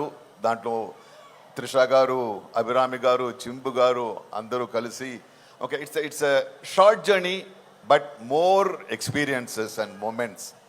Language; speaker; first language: Telugu; non-native, fluent; Tamil